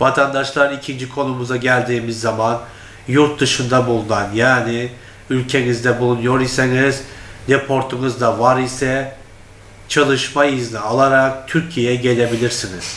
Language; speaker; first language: Turkish; non-native, fluent; Turkmen